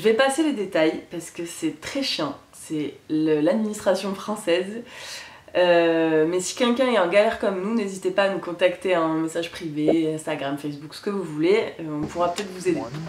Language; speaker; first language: French; native; French